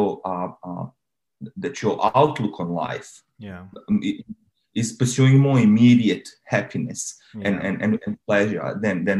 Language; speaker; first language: English; non-native, fluent; Bosnian